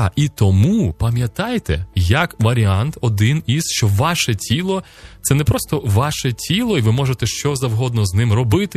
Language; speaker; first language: Ukrainian; native; Ukrainian